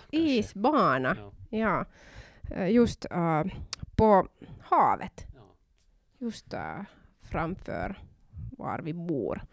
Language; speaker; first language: Swedish; non-native, local second language; Finnish